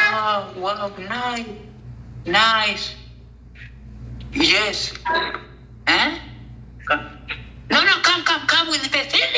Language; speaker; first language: English; non-native, learner; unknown